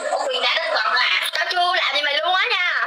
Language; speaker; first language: Vietnamese; native; Vietnamese